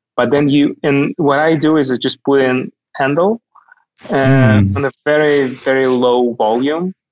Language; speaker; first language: English; non-native, fluent; Russian